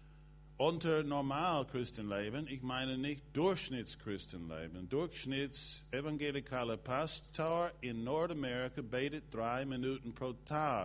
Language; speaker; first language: German; non-native, fluent; English